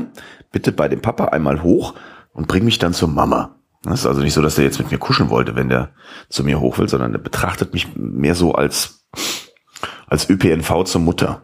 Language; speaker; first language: German; native; German